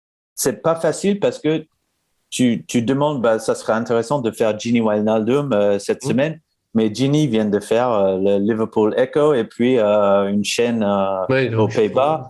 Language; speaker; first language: French; non-native, fluent; English